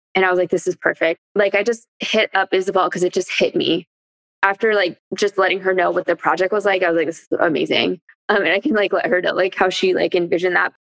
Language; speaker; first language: English; native; English